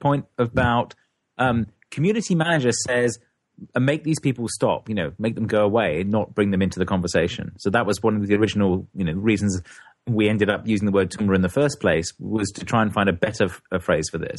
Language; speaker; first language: English; native; English